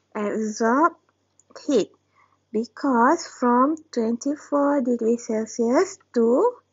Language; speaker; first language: English; non-native, local second language; Malay